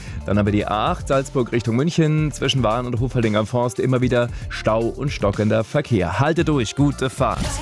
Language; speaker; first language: German; native; German